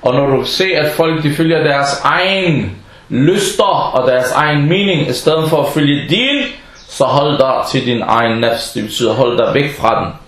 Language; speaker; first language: Danish; early bilingual, other home language; Arabic